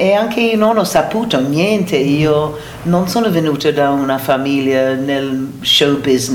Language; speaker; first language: Italian; non-native, learner; English